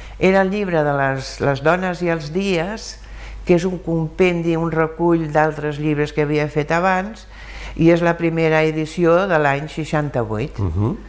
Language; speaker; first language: Catalan; early bilingual, other home language; German